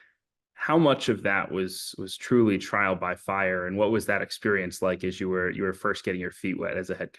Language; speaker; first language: English; native; English